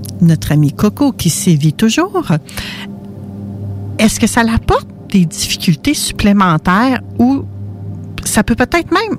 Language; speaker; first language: French; native; French